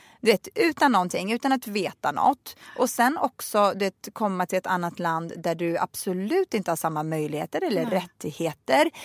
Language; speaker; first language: Swedish; early bilingual, other home language; Russian